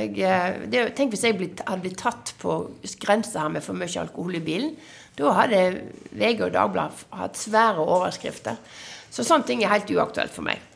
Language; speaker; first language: Norwegian; native; Norwegian